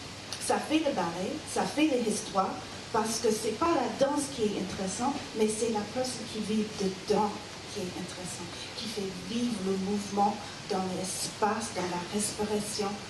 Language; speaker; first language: French; non-native, fluent; English